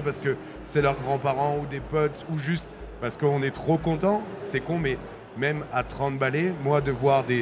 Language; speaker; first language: French; native; French